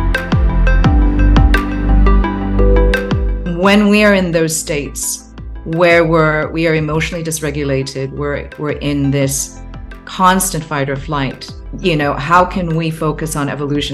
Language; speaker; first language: English; non-native, local second language; Cantonese